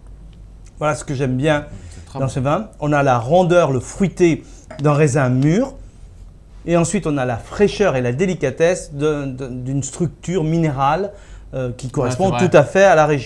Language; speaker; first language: French; native; French